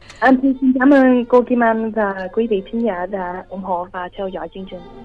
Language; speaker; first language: Vietnamese; early bilingual, heritage; Vietnamese